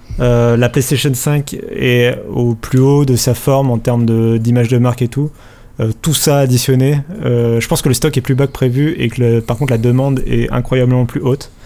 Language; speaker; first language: French; native; French